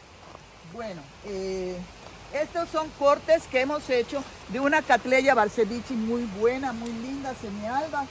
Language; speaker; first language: Spanish; native; Spanish